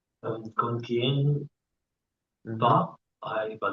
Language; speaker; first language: Spanish; non-native, learner; English